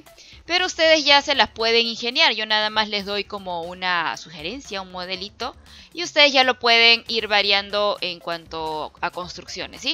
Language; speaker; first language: Spanish; native; Spanish